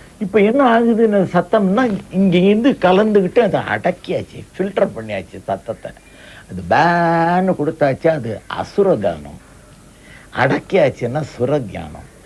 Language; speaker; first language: Tamil; non-native, local second language; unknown